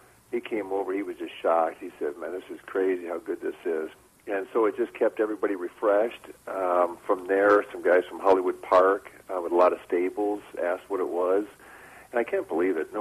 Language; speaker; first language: English; native; English